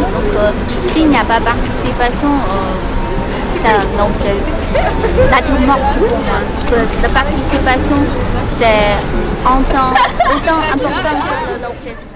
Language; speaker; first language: French; non-native, learner; Chinese